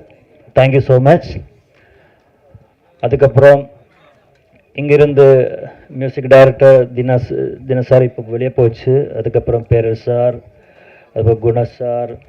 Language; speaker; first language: Tamil; non-native, learner; Malayalam